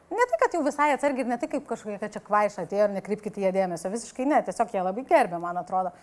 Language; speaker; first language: Lithuanian; native; Lithuanian